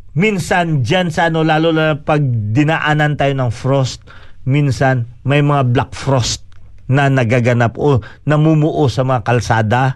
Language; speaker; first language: Filipino; non-native, local second language; Cebuano